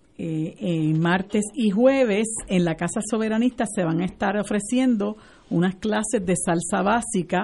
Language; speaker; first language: Spanish; native; Spanish